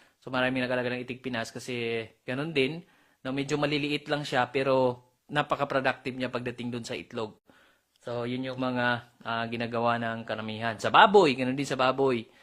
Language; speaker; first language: Filipino; non-native, local second language; Cebuano